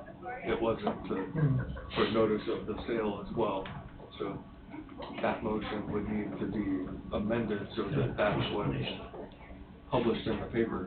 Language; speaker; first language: English; native; English